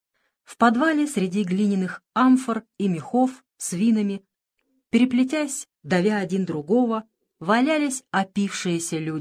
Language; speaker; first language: Russian; native; Russian